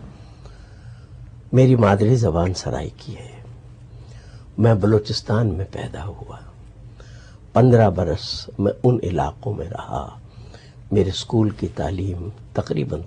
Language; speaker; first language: Urdu; native; Urdu